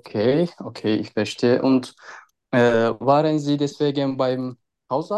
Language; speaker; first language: German; non-native, learner; Turkish